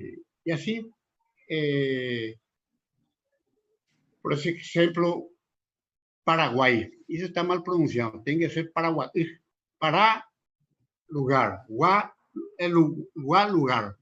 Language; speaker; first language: Portuguese; non-native, local second language; Spanish